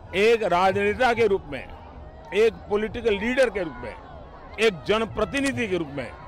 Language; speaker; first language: Hindi; non-native, local second language; Gujarati